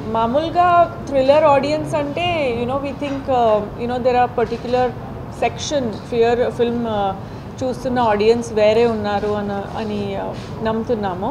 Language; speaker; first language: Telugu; non-native, fluent; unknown